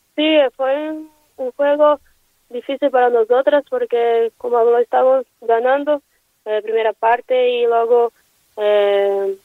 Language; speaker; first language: Spanish; non-native, learner; Portuguese